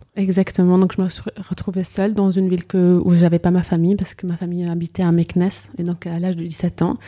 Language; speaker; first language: French; non-native, local second language; Arabic